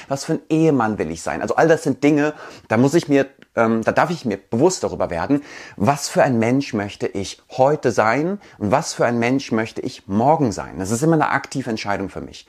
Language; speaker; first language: German; native; German